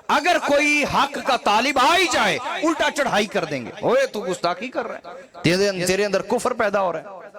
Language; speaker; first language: Urdu; non-native, local second language; Punjabi